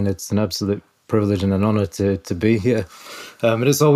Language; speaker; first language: English; native; English